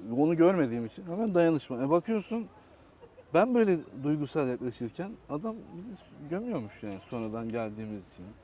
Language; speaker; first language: Turkish; native; Turkish